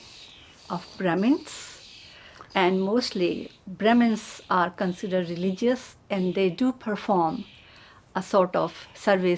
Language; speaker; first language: English; non-native, local second language; Hindi